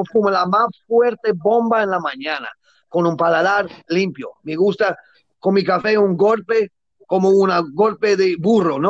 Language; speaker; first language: Spanish; non-native, learner; English